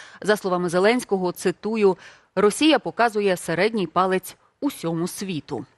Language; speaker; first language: Ukrainian; native; Ukrainian